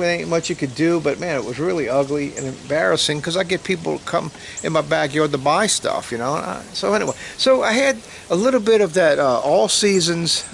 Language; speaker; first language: English; native; English